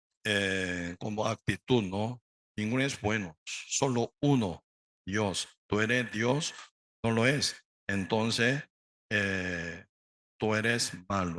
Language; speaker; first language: Spanish; non-native, learner; Korean